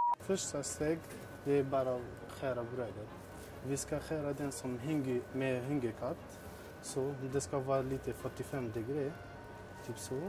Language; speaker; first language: Swedish; non-native, fluent; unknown